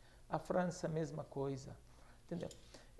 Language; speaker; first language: Portuguese; non-native, fluent; Arabic